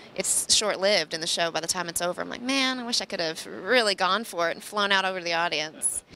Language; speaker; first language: English; native; English